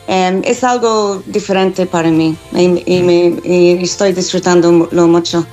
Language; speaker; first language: Spanish; non-native, learner; English